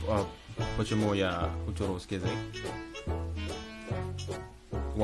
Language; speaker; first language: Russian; non-native, learner; Indonesian